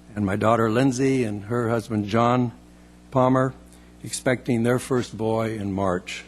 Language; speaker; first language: English; native; English